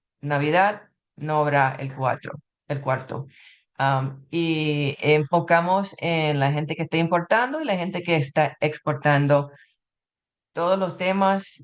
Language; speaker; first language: Spanish; non-native, fluent; English